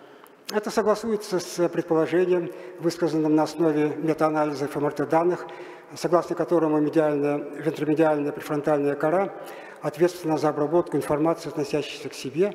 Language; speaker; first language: Russian; native; Russian